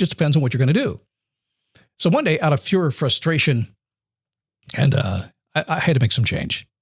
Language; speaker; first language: English; native; English